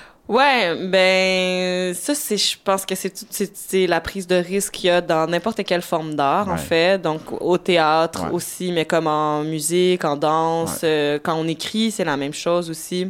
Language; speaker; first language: French; native; French